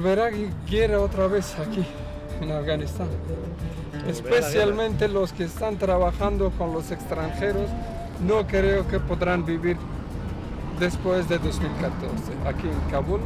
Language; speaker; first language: Spanish; non-native, learner; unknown